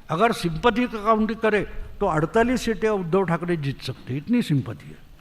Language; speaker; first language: Hindi; non-native, local second language; Marathi